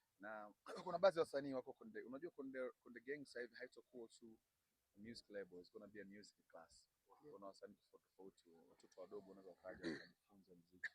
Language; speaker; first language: Swahili; native; Swahili